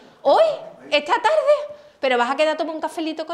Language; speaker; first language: Spanish; native; Spanish